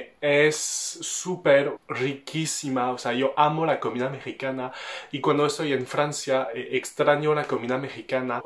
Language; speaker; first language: Spanish; non-native, fluent; French